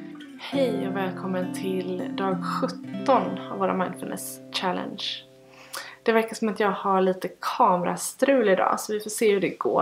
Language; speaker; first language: Swedish; native; Swedish